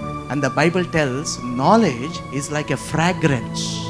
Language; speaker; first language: English; non-native, local second language; Telugu